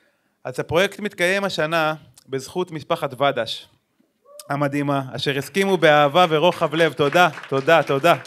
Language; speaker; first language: Hebrew; native; Hebrew